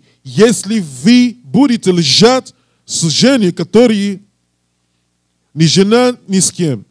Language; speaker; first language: Russian; non-native, learner; English